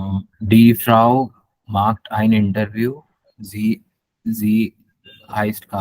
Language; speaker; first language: German; non-native, learner; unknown